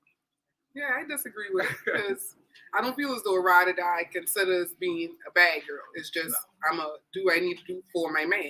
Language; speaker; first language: English; native; English